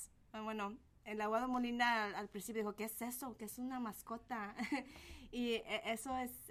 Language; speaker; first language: Spanish; early bilingual, heritage; Spanish